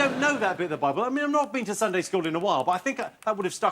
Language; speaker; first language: English; native; English